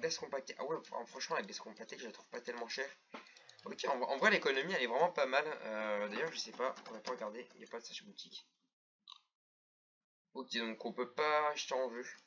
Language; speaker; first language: French; native; French